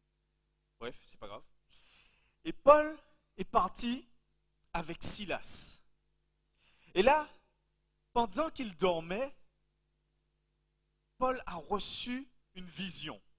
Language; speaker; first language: French; native; French